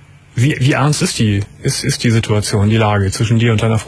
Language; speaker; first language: German; native; German